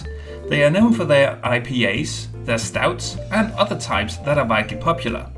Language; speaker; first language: English; non-native, fluent; Danish